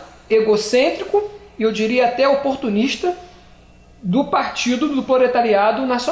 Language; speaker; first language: Portuguese; native; Portuguese